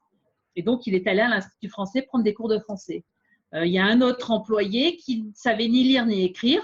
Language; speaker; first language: French; native; French